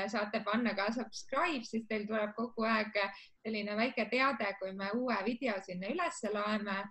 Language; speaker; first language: Estonian; native; Estonian